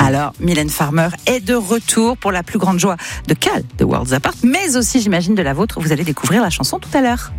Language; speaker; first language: French; native; French